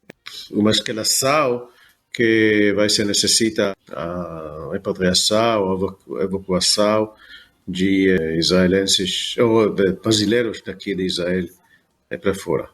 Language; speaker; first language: Portuguese; non-native, fluent; Hebrew